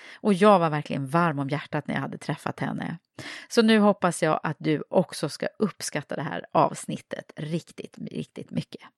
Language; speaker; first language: Swedish; native; Swedish